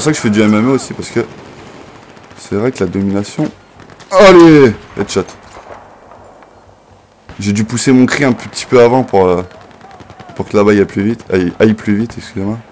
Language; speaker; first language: French; native; French